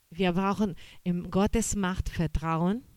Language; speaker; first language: German; non-native, learner; Portuguese